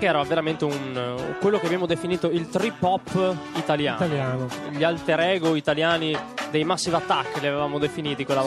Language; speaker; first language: Italian; native; Italian